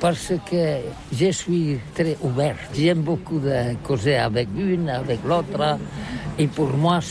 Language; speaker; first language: French; non-native, learner; Catalan